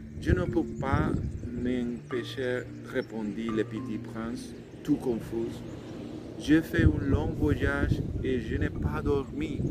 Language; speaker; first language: French; non-native, learner; Spanish